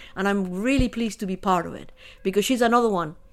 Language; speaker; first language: English; early bilingual, other home language; Spanish